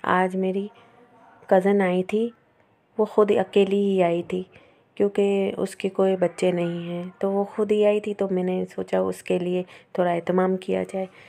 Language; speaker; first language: Urdu; native; Urdu